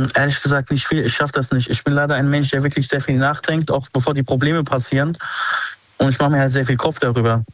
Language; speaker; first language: German; early bilingual, other home language; Arabic